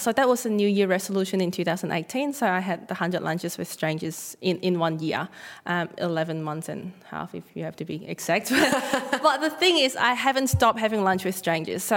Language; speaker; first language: English; non-native, local second language; Cantonese